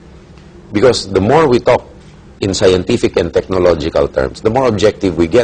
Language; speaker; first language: English; non-native, local second language; Filipino